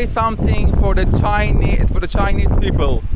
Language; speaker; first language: English; non-native, learner; Chinese